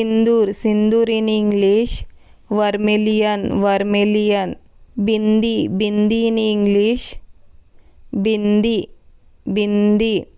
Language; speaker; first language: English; non-native, local second language; Hindi